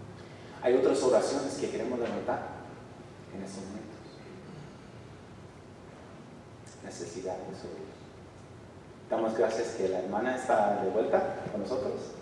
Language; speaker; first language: Spanish; non-native, fluent; English